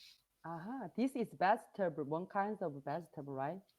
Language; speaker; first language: English; non-native, learner; Korean